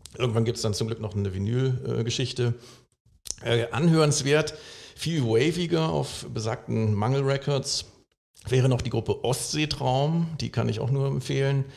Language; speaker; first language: German; native; German